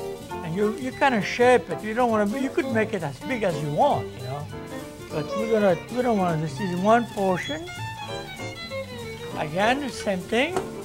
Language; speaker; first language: English; non-native, fluent; French